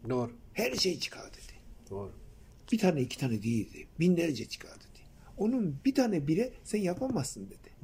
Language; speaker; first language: Turkish; non-native, fluent; Japanese